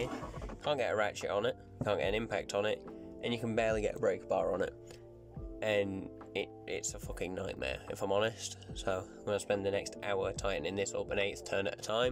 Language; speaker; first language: English; native; English